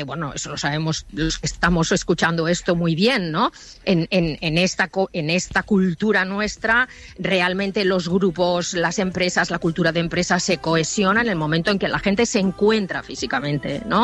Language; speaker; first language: Spanish; native; Spanish